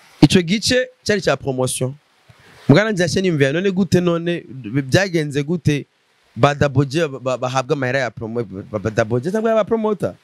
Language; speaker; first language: Rundi; native; Rundi